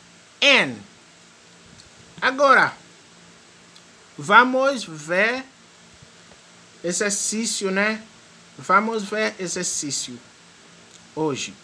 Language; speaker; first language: Portuguese; non-native, fluent; French